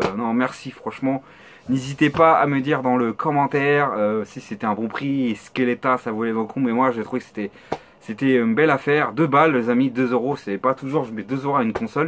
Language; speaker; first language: French; native; French